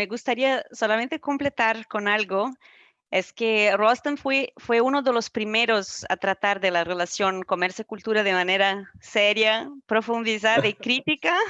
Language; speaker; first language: Spanish; non-native, fluent; French